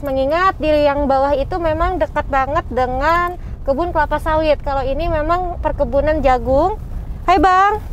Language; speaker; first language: Indonesian; native; Indonesian